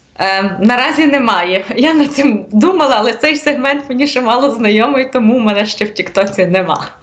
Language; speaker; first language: Ukrainian; native; Ukrainian